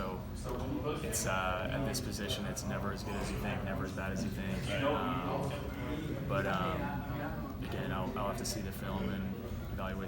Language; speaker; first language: English; native; English